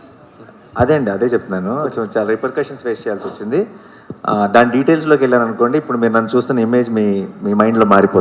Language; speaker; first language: Telugu; native; Telugu